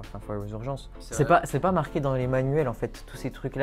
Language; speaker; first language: French; native; French